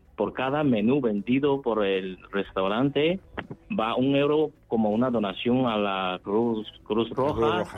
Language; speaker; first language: Spanish; non-native, fluent; Chinese